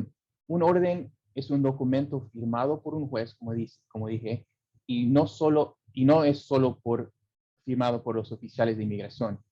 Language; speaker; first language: Spanish; early bilingual, heritage; English